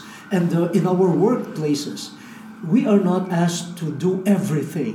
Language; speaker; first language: English; non-native, local second language; Filipino